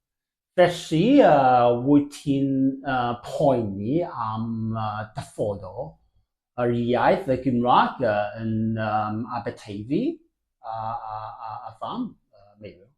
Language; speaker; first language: Welsh; non-native, learner; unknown